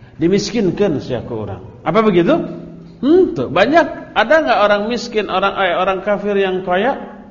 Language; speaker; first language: Indonesian; non-native, local second language; Sundanese